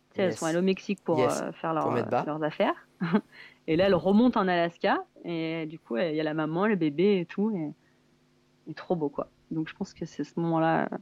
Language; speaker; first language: French; native; French